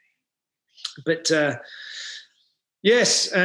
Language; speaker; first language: English; native; English